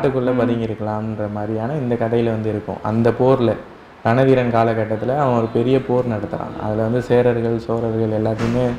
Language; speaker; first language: Tamil; native; Tamil